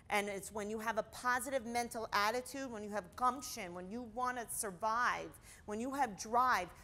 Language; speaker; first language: English; native; English